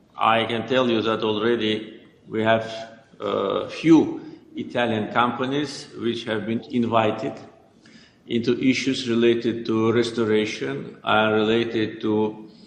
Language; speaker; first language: English; non-native, fluent; Azerbaijani